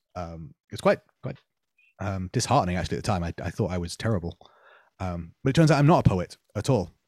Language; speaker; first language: English; native; English